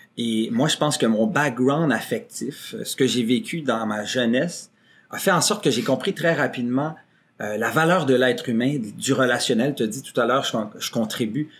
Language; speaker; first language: French; native; French